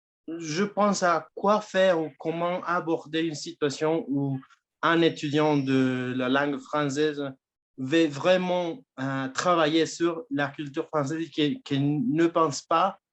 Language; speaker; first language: French; non-native, fluent; Spanish